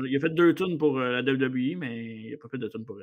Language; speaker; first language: French; native; French